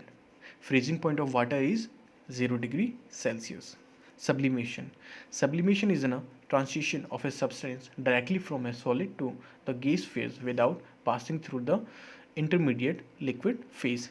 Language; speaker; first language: English; non-native, local second language; Hindi